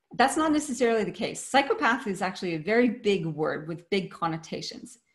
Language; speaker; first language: English; native; English